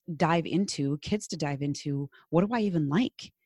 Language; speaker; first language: English; native; English